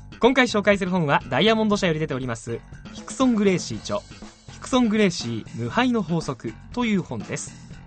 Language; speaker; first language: Japanese; native; Japanese